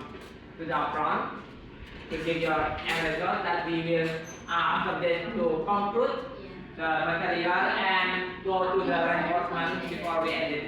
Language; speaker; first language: English; non-native, learner; Indonesian